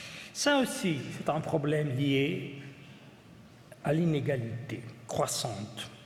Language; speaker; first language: French; non-native, fluent; Italian